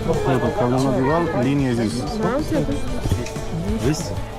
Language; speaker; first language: Russian; non-native, learner; Spanish